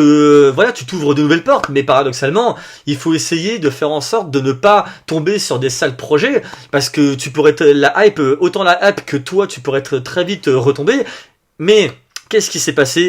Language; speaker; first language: French; native; French